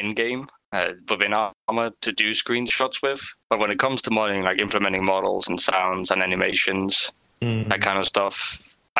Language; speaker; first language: English; non-native, fluent; Danish